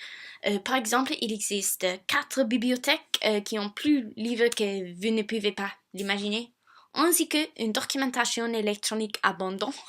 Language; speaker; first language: French; non-native, fluent; English